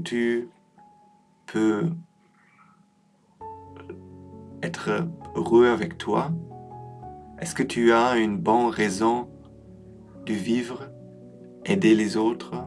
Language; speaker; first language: French; non-native, learner; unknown